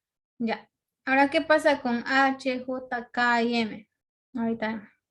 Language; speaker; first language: Spanish; native; Spanish